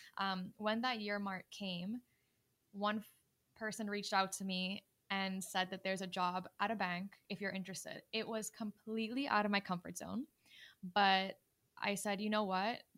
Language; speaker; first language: English; native; English